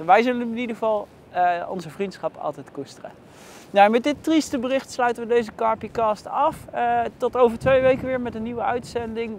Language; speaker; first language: Dutch; native; Dutch